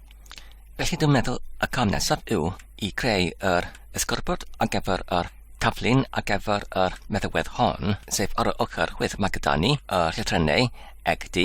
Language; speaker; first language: Welsh; non-native, learner; English